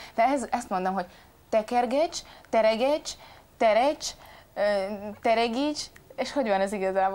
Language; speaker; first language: Hungarian; non-native, fluent; Latvian